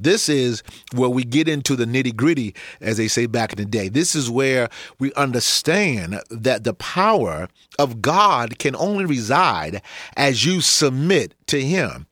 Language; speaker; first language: English; native; English